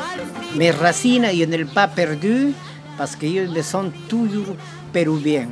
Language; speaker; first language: French; non-native, learner; Spanish